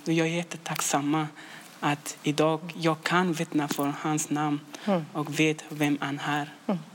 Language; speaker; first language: Swedish; non-native, learner; Persian